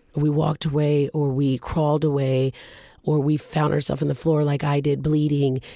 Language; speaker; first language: English; early bilingual, other home language; Japanese